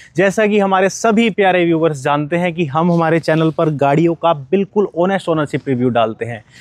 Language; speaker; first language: Hindi; native; Hindi